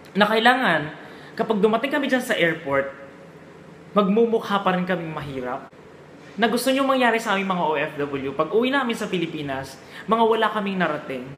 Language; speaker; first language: Filipino; native; Filipino